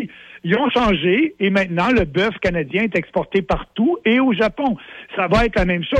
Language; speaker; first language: French; native; French